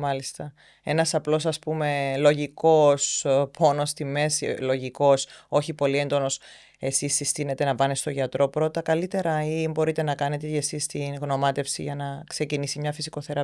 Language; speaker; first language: Greek; native; Greek